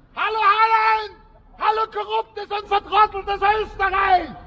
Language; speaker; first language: German; native; German